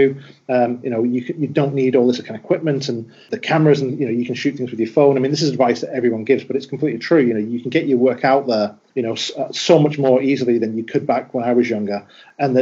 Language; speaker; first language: English; native; English